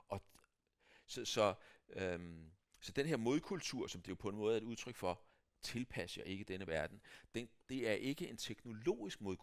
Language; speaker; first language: Danish; native; Danish